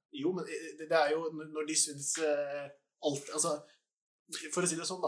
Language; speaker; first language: Norwegian; native; Norwegian